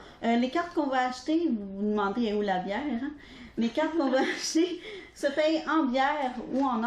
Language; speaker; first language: French; native; French